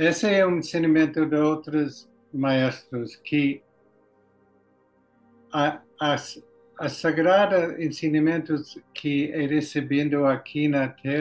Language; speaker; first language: Portuguese; non-native, learner; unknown